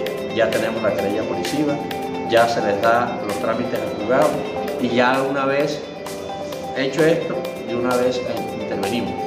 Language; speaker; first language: Spanish; native; Spanish